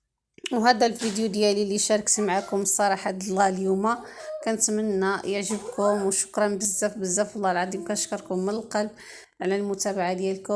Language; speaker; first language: Arabic; native; Arabic